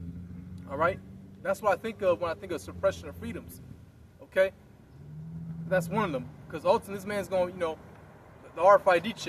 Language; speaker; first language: English; native; English